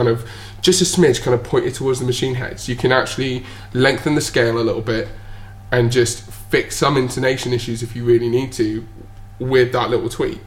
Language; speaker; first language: English; native; English